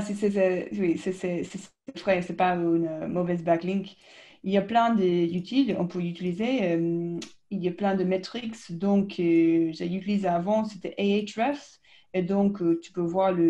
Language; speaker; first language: French; non-native, fluent; English